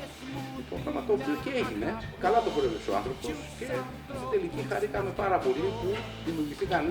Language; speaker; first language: Greek; native; Greek